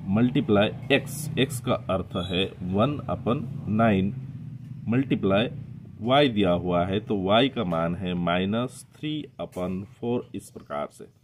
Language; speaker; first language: Hindi; non-native, local second language; Marathi